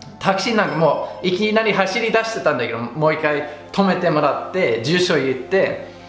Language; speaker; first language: Japanese; non-native, fluent; English